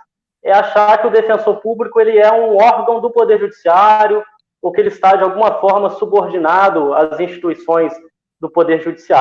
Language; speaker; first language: Portuguese; native; Portuguese